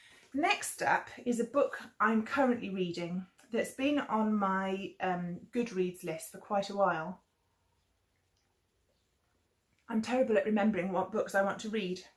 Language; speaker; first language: English; native; English